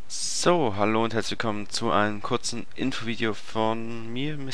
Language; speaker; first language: German; native; German